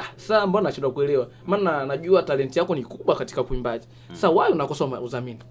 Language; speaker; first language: Swahili; native; Swahili